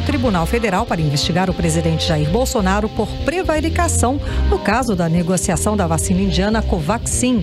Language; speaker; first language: Portuguese; native; Portuguese